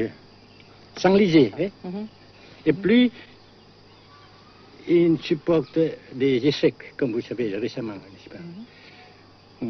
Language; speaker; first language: French; non-native, fluent; Vietnamese